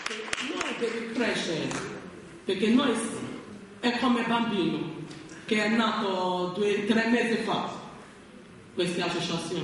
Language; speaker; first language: Italian; non-native, learner; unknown